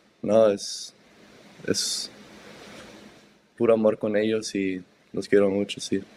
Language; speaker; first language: Spanish; early bilingual, heritage; Spanish